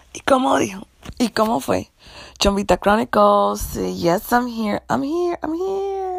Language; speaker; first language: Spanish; non-native, local second language; English